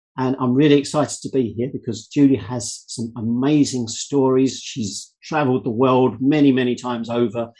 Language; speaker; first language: English; native; English